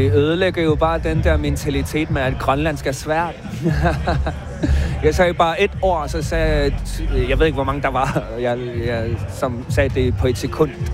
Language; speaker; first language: Danish; non-native, local second language; Kalaallisut